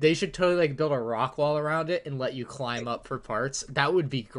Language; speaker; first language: English; native; English